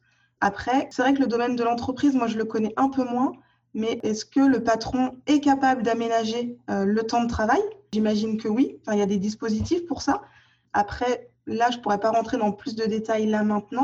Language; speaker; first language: French; native; French